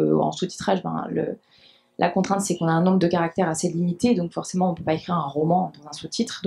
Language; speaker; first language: French; native; French